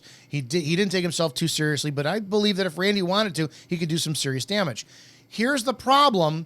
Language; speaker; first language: English; native; English